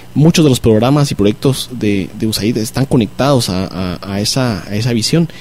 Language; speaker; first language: Spanish; native; Spanish